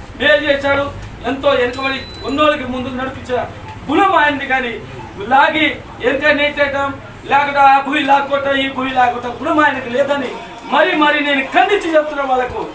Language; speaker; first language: Telugu; non-native, local second language; Lambadi